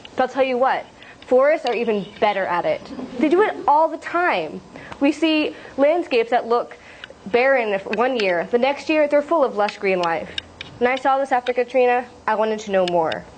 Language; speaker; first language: English; native; English